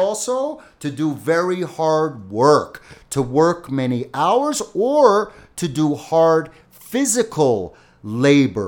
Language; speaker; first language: English; native; English